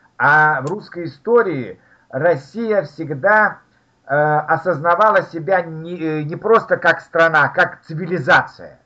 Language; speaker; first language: Russian; native; Russian